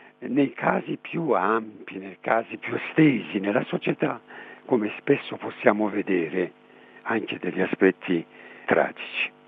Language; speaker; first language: Italian; non-native, fluent; Persian